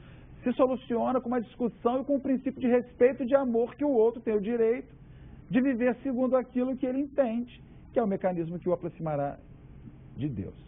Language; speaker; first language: Portuguese; native; Portuguese